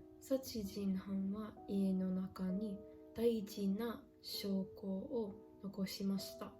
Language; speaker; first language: Japanese; non-native, learner; English